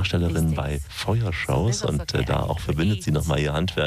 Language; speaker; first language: German; native; German